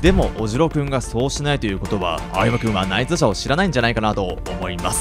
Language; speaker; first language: Japanese; native; Japanese